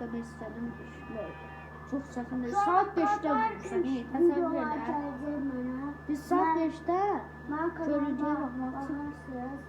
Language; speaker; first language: Turkish; non-native, learner; Azerbaijani